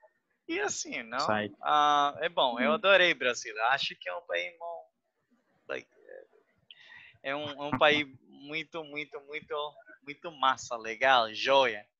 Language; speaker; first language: Portuguese; non-native, learner; Spanish